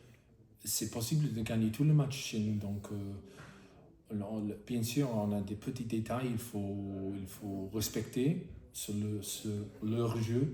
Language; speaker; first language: French; non-native, fluent; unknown